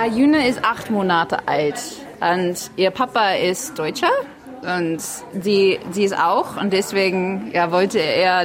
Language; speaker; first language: German; non-native, learner; English